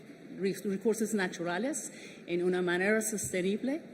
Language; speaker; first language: Spanish; non-native, fluent; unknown